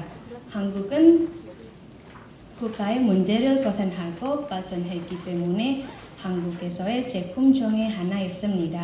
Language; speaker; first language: Korean; non-native, learner; Indonesian